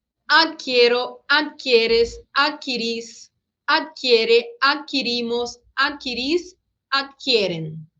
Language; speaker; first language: Spanish; non-native, fluent; Portuguese